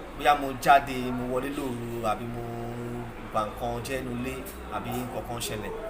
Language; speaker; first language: Yoruba; non-native, local second language; Igbo